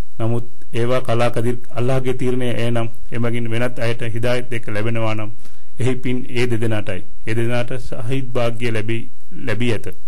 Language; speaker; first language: Sinhala; non-native, local second language; Tamil